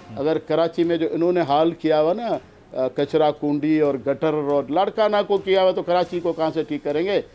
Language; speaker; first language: Urdu; non-native, local second language; Sindhi